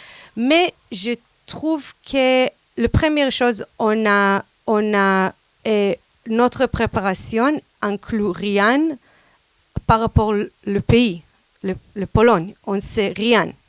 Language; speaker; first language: French; non-native, fluent; Hebrew